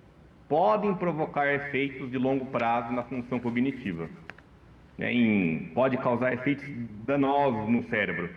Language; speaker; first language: Portuguese; native; Portuguese